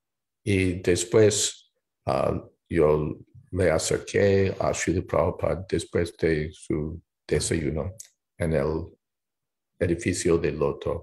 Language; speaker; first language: Spanish; non-native, fluent; English